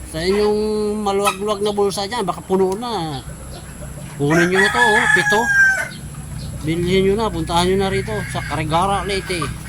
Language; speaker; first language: Filipino; native; Filipino